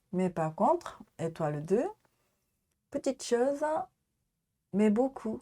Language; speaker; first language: French; non-native, learner; Japanese